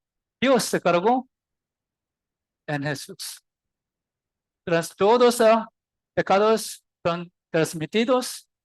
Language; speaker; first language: Spanish; non-native, learner; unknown